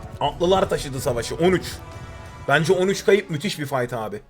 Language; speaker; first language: Turkish; native; Turkish